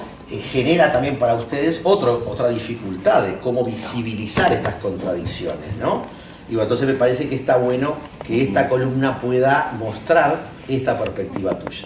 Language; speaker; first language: Spanish; native; Spanish